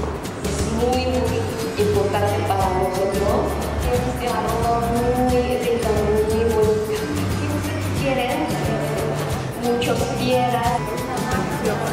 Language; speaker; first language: Spanish; non-native, learner; Korean